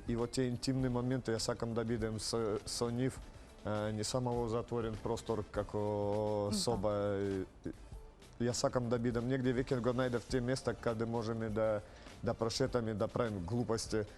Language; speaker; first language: Macedonian; non-native, fluent; Russian